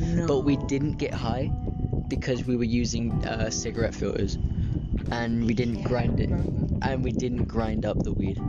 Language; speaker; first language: English; native; English